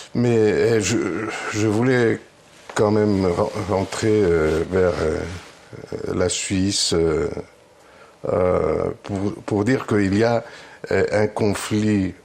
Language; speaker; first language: French; non-native, fluent; Greek